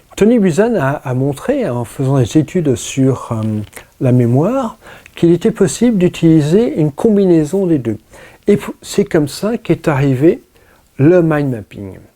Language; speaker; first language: French; early bilingual, other home language; English